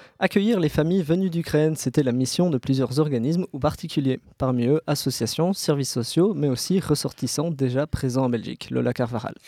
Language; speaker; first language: French; native; French